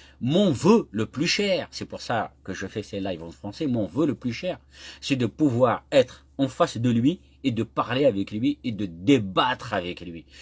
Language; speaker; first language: French; non-native, local second language; Kabyle